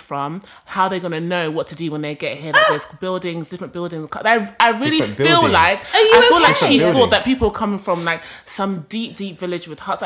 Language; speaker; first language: English; non-native, local second language; Kinyarwanda